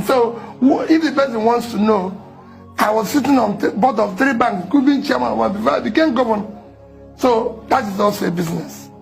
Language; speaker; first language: English; non-native, local second language; Igbo